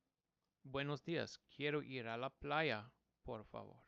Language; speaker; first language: Spanish; non-native, fluent; English